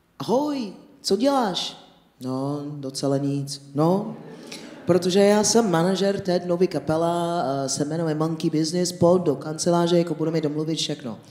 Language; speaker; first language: Czech; non-native, fluent; English